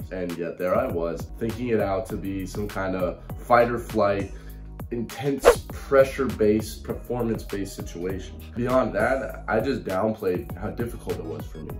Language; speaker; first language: English; native; English